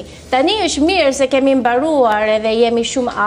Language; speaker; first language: Albanian; early bilingual, heritage; Albanian